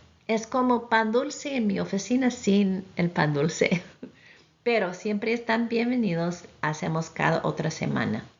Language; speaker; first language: Spanish; non-native, fluent; English